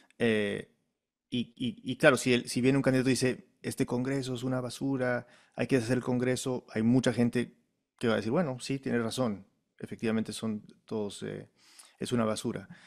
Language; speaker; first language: Spanish; early bilingual, heritage; Spanish